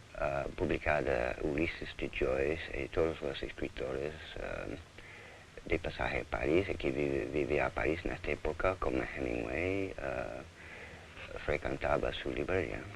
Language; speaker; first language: Spanish; non-native, fluent; English